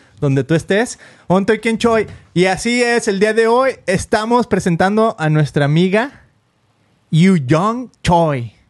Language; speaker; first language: Spanish; native; Spanish